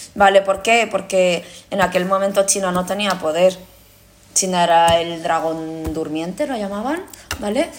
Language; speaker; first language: Spanish; early bilingual, other home language; Korean